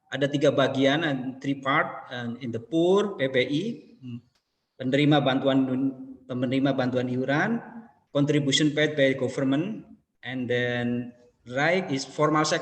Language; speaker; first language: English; non-native, learner; Indonesian